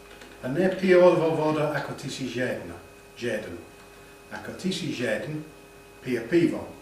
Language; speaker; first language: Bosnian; non-native, learner; English